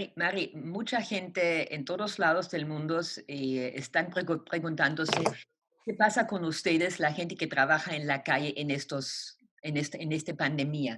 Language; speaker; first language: Spanish; non-native, fluent; German